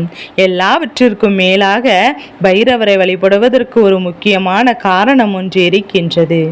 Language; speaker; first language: Tamil; native; Tamil